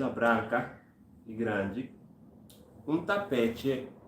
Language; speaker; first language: Portuguese; non-native, learner; English